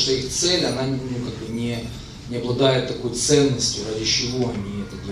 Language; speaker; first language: Russian; native; Russian